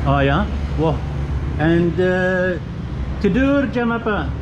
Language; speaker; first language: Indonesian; non-native, learner; English